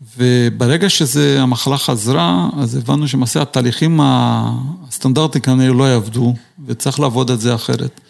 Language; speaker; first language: Hebrew; non-native, fluent; Portuguese